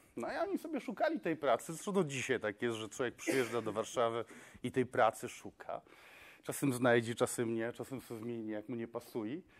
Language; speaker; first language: Polish; non-native, local second language; Kashubian